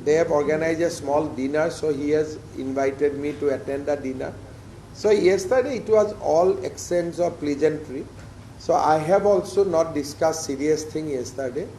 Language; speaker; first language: English; non-native, local second language; Assamese